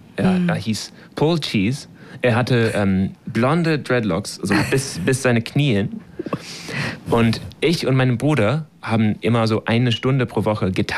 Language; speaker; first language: German; non-native, learner; English